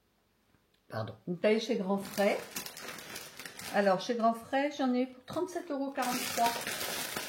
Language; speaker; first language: French; native; French